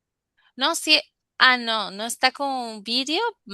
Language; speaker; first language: Portuguese; non-native, fluent; Spanish